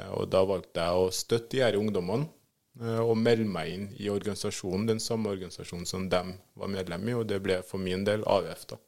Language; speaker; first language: Norwegian; early bilingual, other home language; Swahili